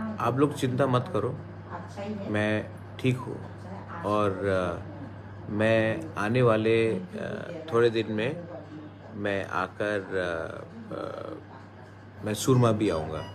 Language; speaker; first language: Hindi; non-native, local second language; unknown